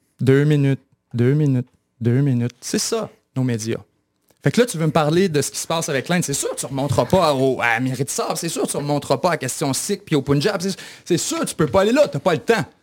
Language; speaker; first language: French; native; French